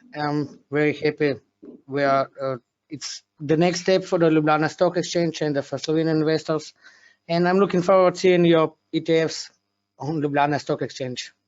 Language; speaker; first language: English; non-native, fluent; Slovenian